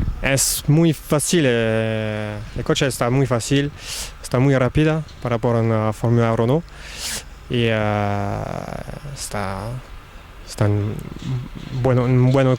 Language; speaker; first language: Spanish; early bilingual, heritage; French